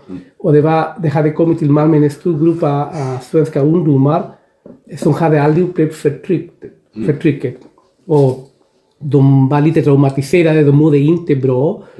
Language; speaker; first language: Swedish; non-native, fluent; Spanish